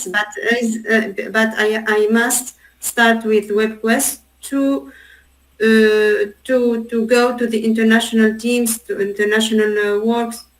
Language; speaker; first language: English; non-native, learner; Arabic